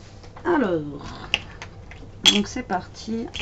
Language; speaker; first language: French; native; French